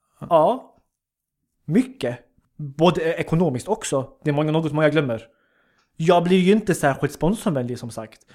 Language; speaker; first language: Swedish; early bilingual, other home language; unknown